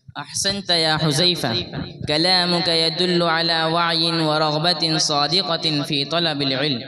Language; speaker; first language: Arabic; non-native, learner; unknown